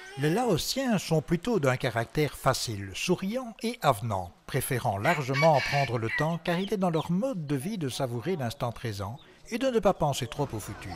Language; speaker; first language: French; native; French